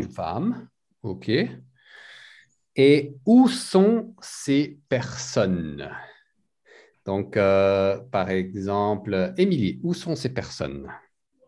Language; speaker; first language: French; non-native, fluent; English